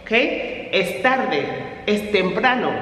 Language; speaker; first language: Spanish; non-native, fluent; English